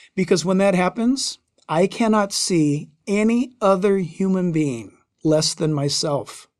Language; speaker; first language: English; native; English